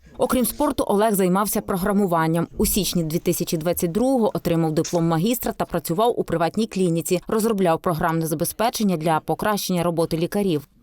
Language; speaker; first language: Ukrainian; native; Ukrainian